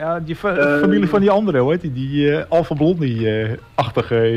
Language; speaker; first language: Dutch; native; Dutch